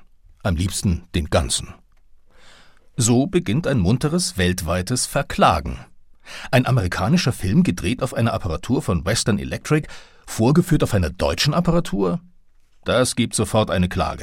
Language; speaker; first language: German; native; German